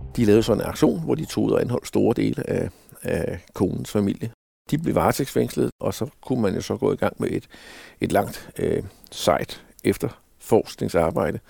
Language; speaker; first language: Danish; native; Danish